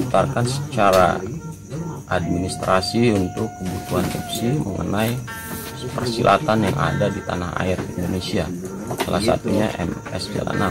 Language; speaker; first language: Indonesian; native; Indonesian